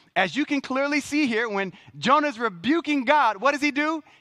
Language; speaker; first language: English; native; English